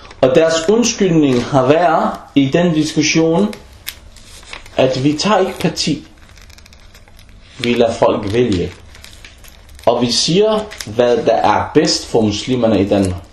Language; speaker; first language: Danish; early bilingual, other home language; Arabic